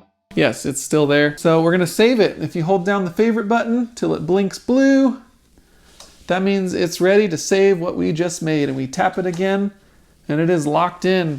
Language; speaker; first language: English; native; English